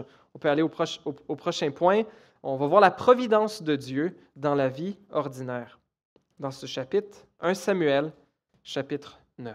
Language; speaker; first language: French; native; French